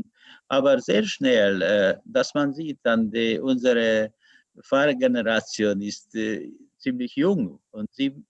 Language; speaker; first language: German; non-native, learner; Hungarian